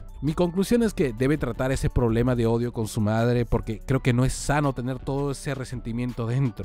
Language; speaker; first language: Spanish; native; Spanish